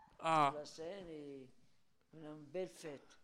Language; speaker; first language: French; non-native, learner; Spanish